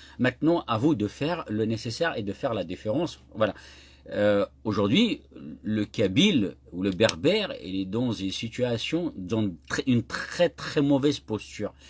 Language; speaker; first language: French; non-native, local second language; Kabyle